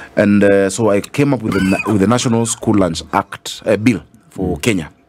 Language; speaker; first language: English; non-native, local second language; Swahili